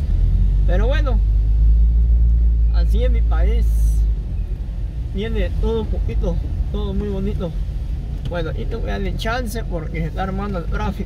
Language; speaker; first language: Spanish; native; Spanish